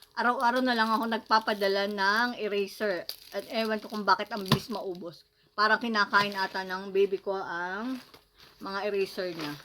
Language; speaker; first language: Filipino; native; Filipino